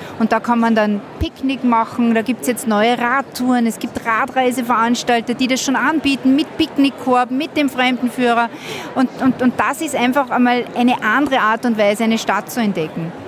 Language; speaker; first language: German; native; German